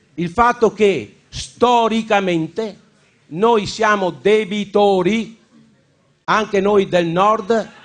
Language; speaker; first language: Italian; native; Italian